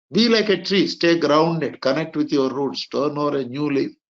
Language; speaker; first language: English; non-native, local second language; Telugu